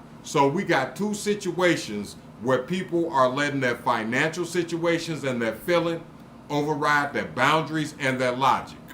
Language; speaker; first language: English; native; English